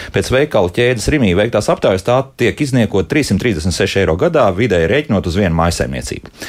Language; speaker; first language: Latvian; native; Latvian